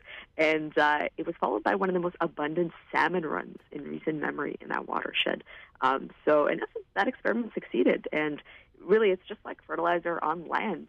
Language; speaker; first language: English; native; English